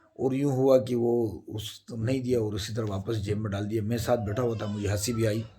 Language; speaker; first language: Urdu; non-native, local second language; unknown